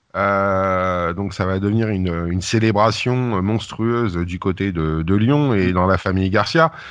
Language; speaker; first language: French; native; French